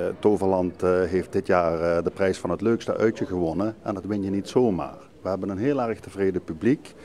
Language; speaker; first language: Dutch; native; Dutch